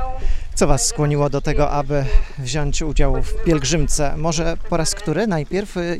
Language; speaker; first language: Polish; native; Polish